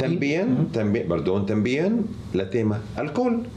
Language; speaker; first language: Spanish; non-native, learner; Arabic